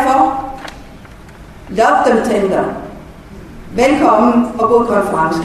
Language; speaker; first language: Danish; native; Danish